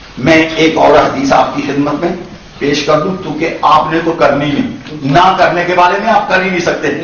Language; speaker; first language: Urdu; native; Urdu